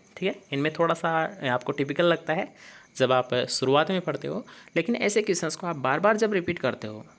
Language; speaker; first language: Hindi; native; Hindi